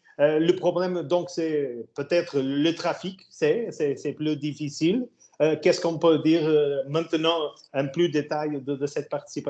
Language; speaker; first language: French; non-native, learner; Portuguese